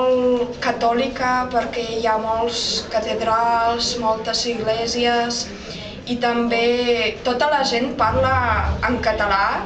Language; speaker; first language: Catalan; non-native, fluent; Russian